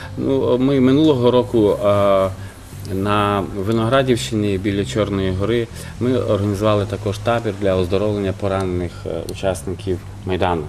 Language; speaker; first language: Ukrainian; native; Ukrainian